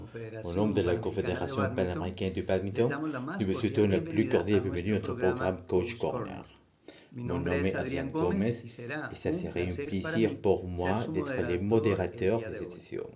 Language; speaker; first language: French; non-native, learner; Spanish